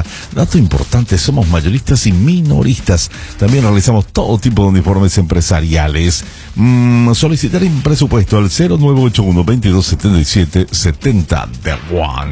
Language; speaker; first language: Spanish; native; Spanish